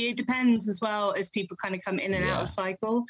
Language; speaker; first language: English; native; English